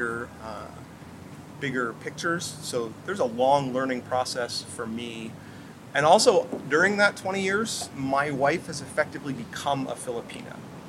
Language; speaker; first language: English; native; English